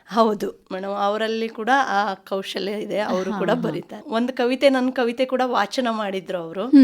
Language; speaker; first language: Kannada; non-native, local second language; Lambadi